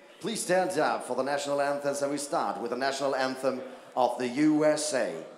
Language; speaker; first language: English; non-native, fluent; German